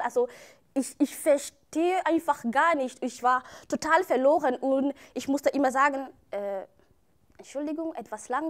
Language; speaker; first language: German; non-native, fluent; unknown